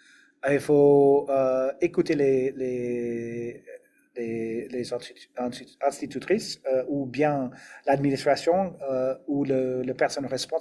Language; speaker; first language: French; non-native, fluent; English